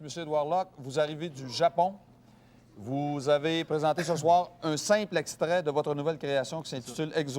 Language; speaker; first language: French; native; French